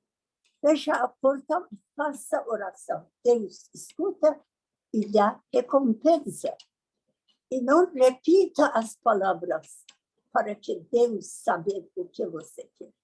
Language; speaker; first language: Portuguese; non-native, learner; Persian